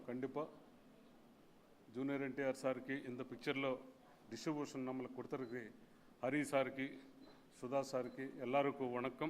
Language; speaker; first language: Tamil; non-native, local second language; Telugu